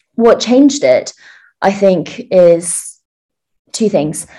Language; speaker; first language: English; early bilingual, other home language; Chinese